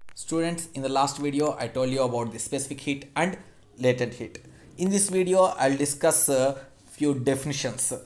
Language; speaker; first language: English; non-native, local second language; Telugu